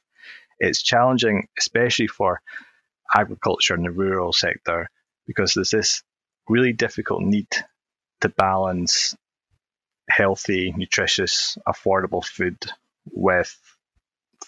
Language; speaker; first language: English; native; English